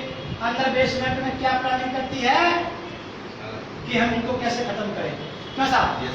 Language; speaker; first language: Hindi; native; Hindi